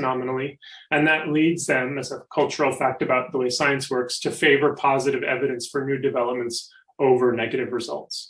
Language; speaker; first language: English; native; English